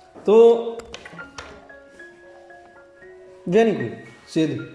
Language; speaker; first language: Italian; non-native, learner; Urdu